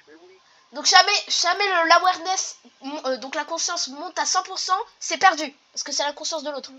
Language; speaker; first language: French; native; French